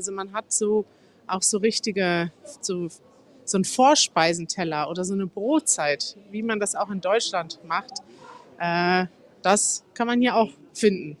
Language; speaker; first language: German; native; German